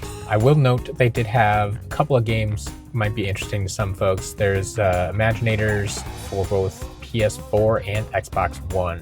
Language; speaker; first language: English; native; English